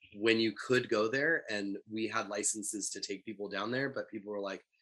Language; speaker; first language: English; native; English